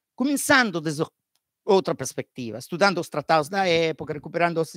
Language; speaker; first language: Portuguese; non-native, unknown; Italian